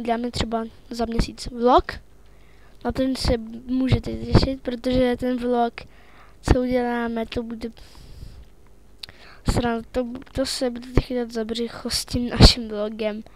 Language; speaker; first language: Czech; native; Czech